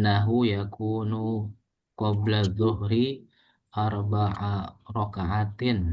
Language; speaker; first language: Arabic; non-native, learner; Indonesian